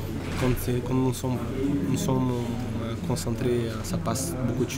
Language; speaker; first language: French; non-native, learner; Portuguese